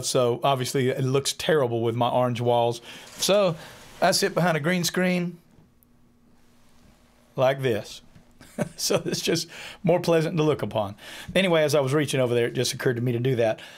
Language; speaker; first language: English; native; English